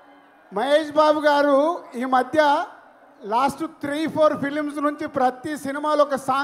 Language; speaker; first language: Telugu; native; Telugu